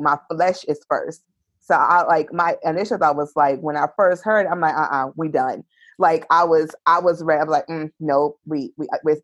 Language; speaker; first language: English; native; English